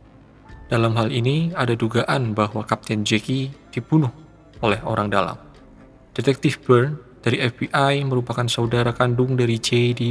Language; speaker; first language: Indonesian; native; Indonesian